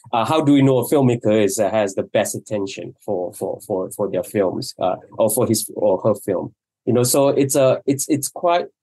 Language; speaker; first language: English; non-native, local second language; Malay